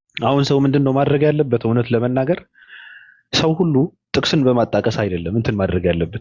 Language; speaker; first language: Amharic; native; Amharic